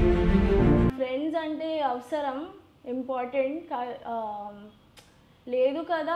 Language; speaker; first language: Telugu; non-native, learner; Hindi